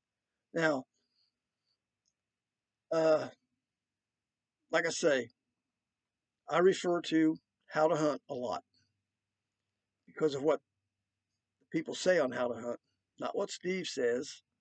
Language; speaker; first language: English; native; English